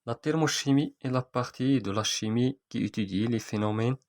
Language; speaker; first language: French; non-native, local second language; Arabic